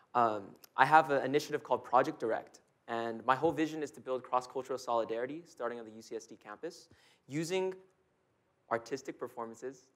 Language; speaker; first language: English; native; English